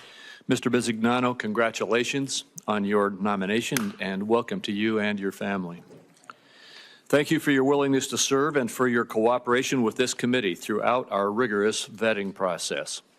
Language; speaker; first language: English; native; English